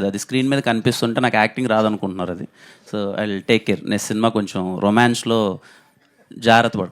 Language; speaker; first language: Telugu; native; Telugu